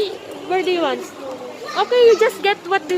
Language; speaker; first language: English; non-native, local second language; Filipino